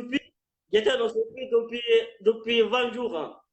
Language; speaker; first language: French; non-native, learner; Arabic